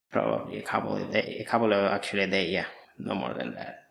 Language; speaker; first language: English; non-native, fluent; Italian